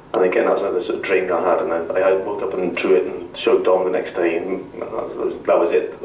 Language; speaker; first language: English; native; English